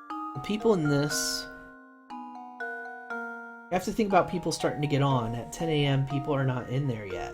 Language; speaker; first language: English; native; English